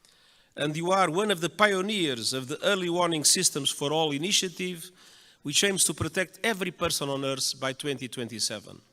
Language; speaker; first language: English; non-native, fluent; Portuguese